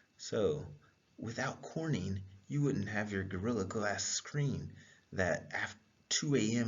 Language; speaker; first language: English; native; English